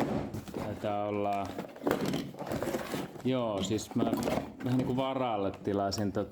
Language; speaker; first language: Finnish; native; Finnish